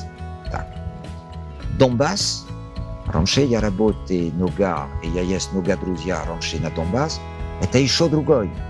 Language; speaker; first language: Russian; non-native, learner; French